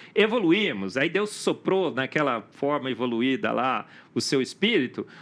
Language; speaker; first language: Portuguese; native; Portuguese